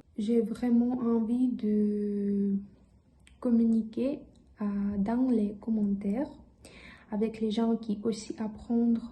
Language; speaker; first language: French; non-native, learner; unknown